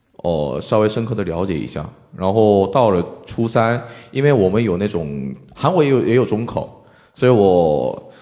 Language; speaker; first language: Chinese; non-native, fluent; Korean